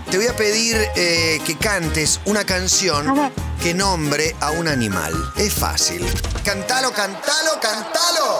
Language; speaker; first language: Spanish; native; Spanish